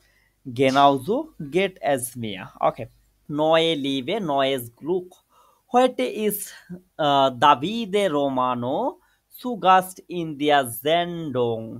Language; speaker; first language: German; non-native, fluent; Bangla